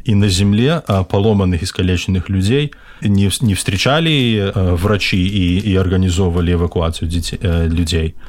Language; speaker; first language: Russian; native; Russian